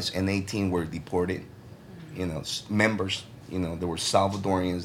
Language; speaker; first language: English; early bilingual, other home language; Spanish